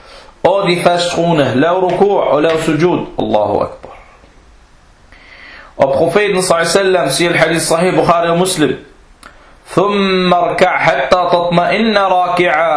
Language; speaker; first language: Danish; non-native, fluent; Arabic